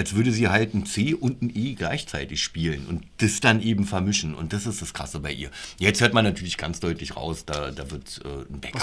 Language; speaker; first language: German; native; German